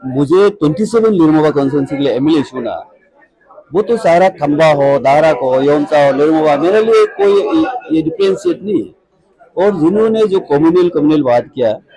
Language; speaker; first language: Hindi; non-native, local second language; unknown